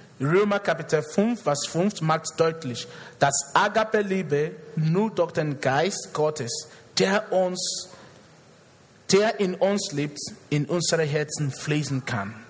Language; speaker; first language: German; non-native, fluent; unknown